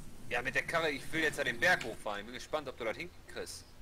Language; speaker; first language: German; native; German